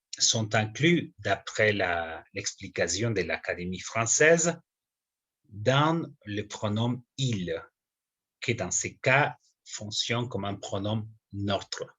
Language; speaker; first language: French; non-native, fluent; Spanish